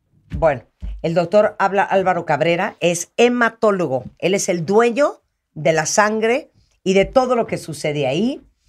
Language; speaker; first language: Spanish; native; Spanish